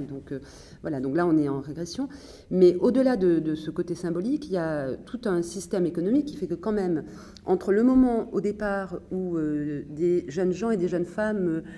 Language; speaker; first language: French; native; French